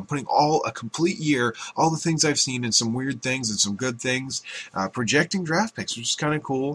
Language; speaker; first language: English; native; English